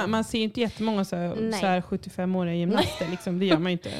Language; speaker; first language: Swedish; native; Swedish